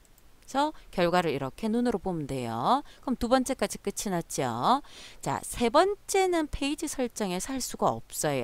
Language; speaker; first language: Korean; native; Korean